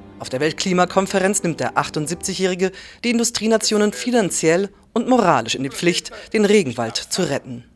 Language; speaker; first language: German; native; German